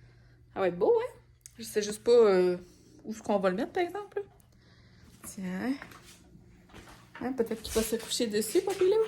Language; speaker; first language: French; native; French